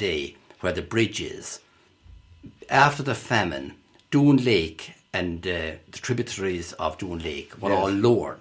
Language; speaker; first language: English; native; English